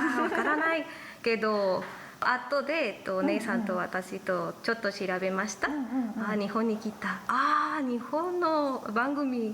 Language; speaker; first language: Japanese; non-native, learner; Spanish